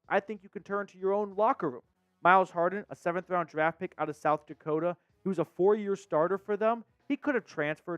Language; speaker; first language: English; native; English